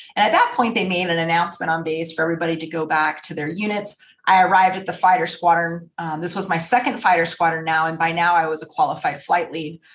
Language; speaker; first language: English; native; English